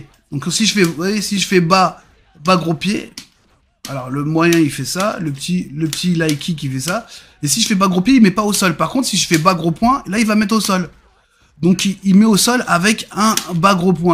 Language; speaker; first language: French; native; French